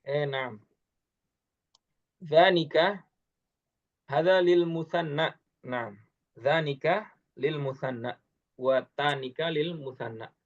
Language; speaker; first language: Arabic; non-native, fluent; Indonesian